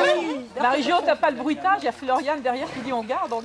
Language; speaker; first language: French; native; French